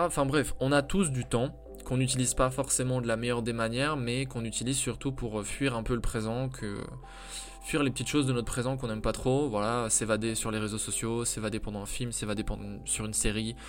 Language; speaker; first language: French; native; French